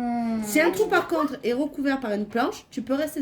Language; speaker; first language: French; native; French